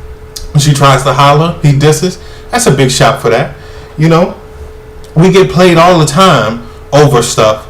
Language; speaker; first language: English; native; English